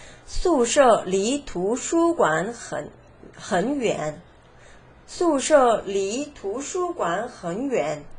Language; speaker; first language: Chinese; non-native, fluent; Korean